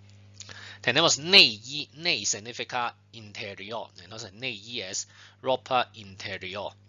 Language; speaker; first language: Spanish; non-native, fluent; Chinese